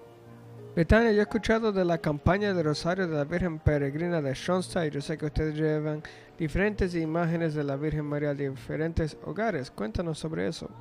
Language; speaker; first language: Spanish; native; Spanish